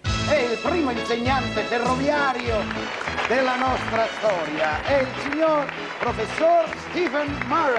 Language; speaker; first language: Italian; native; Italian